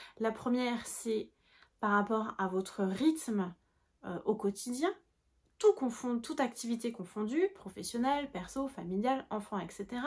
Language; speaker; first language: French; native; French